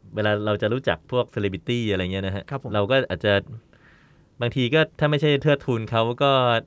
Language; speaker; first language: Thai; native; Thai